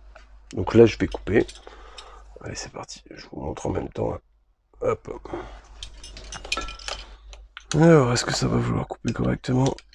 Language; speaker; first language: French; native; French